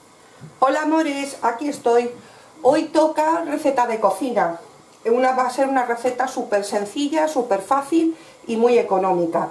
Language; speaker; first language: Spanish; native; Spanish